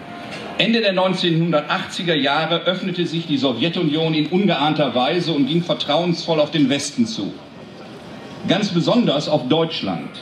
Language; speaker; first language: German; native; German